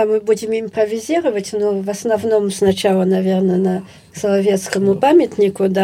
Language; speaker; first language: Russian; early bilingual, heritage; Russian